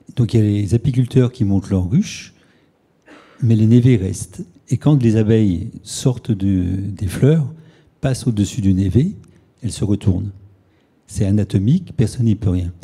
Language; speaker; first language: French; native; French